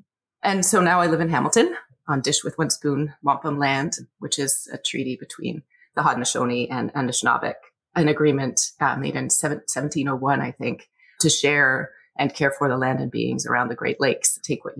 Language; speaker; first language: English; native; English